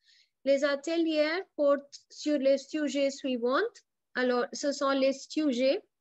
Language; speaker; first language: French; non-native, fluent; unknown